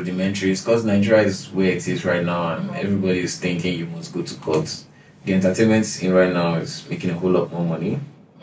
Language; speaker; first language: English; non-native, local second language; Igbo